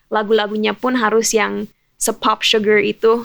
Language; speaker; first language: Indonesian; early bilingual, other home language; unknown